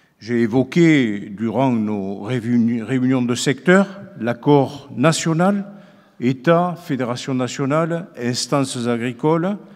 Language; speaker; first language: French; native; French